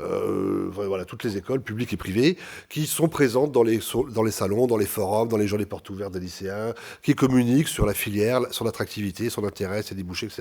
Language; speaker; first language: French; native; French